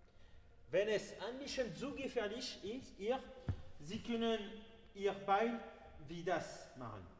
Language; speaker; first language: German; non-native, learner; French